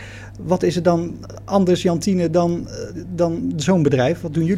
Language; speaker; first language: Dutch; native; Dutch